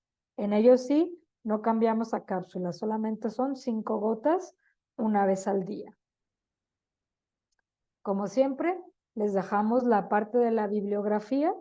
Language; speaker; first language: Spanish; native; Spanish